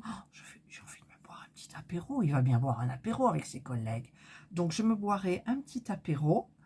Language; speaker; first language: French; native; French